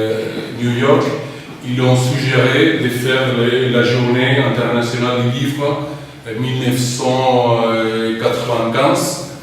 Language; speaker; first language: French; non-native, fluent; Spanish